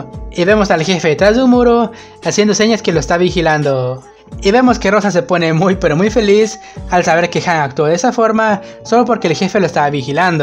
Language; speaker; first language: Spanish; native; Spanish